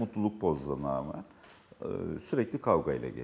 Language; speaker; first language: Turkish; native; Turkish